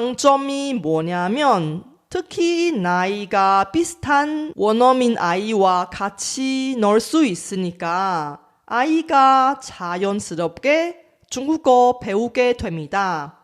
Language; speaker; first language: Korean; non-native, fluent; Chinese